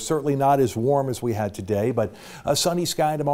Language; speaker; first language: English; native; English